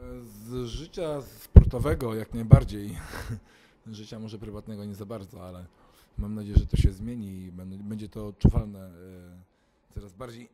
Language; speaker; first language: Polish; native; Polish